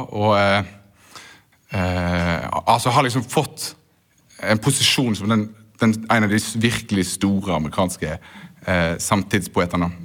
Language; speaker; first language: Norwegian; native; Norwegian